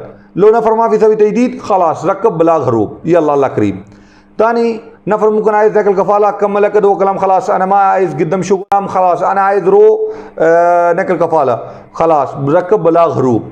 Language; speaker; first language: Arabic; non-native, learner; Urdu